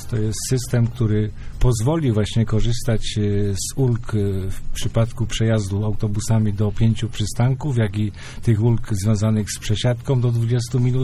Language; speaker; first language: Polish; native; Polish